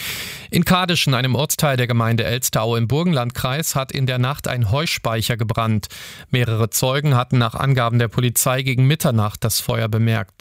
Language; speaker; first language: German; native; German